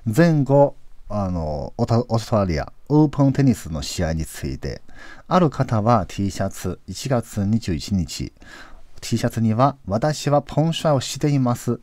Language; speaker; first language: Japanese; non-native, fluent; Chinese